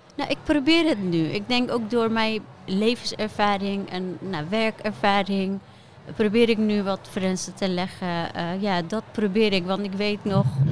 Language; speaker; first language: Dutch; non-native, fluent; Persian